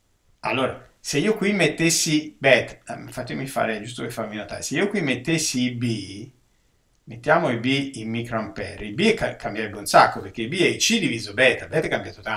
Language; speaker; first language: Italian; native; Italian